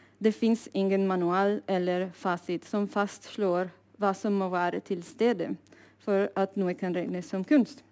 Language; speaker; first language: Norwegian; non-native, fluent; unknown